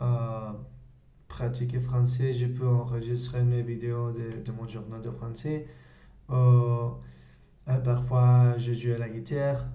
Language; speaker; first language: French; non-native, learner; Spanish